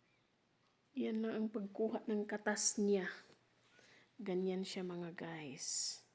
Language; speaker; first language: Filipino; native; Filipino